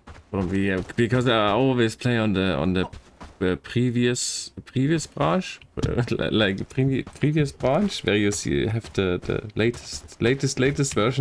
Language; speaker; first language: English; non-native, fluent; German